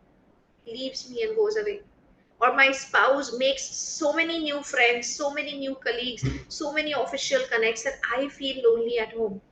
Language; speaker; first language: English; non-native, local second language; Hindi